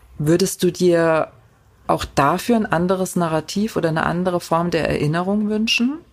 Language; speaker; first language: German; native; German